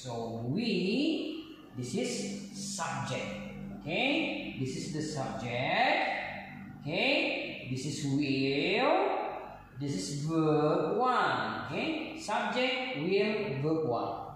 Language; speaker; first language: English; non-native, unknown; Indonesian